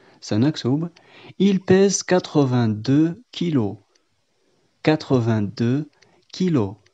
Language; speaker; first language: French; non-native, fluent; Arabic